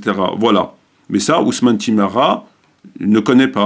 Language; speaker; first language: French; native; French